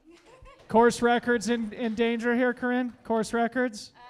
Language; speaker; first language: English; native; English